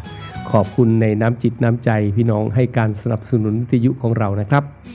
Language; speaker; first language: Thai; non-native, local second language; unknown